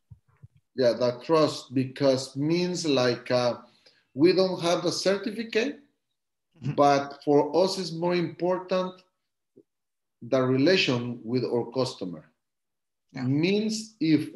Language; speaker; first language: English; non-native, learner; Spanish